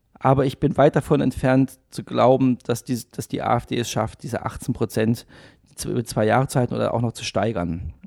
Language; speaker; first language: German; native; German